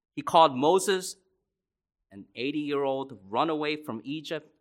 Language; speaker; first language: English; native; English